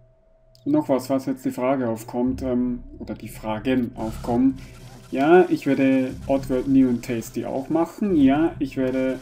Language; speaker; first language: German; native; German